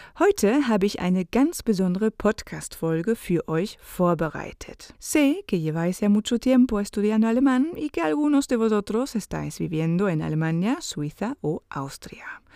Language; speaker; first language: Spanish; non-native, fluent; German